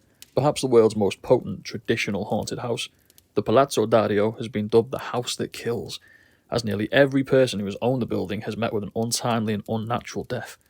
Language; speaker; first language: English; native; English